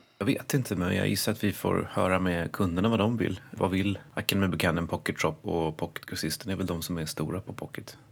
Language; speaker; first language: Swedish; native; Swedish